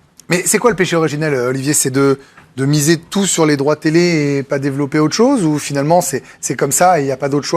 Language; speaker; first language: French; native; French